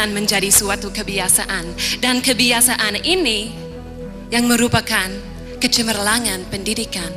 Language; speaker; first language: Malay; non-native, fluent; English